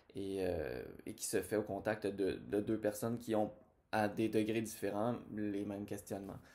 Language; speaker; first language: French; native; French